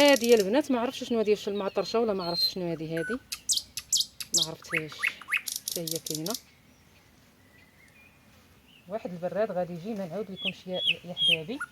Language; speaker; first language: Arabic; native; Arabic